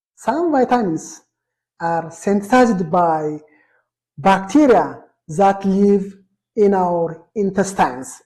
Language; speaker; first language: English; non-native, local second language; Amharic